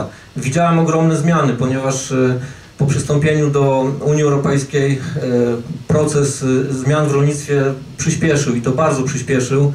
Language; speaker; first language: Polish; native; Polish